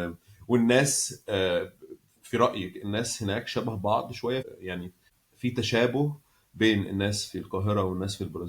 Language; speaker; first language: Arabic; native; Arabic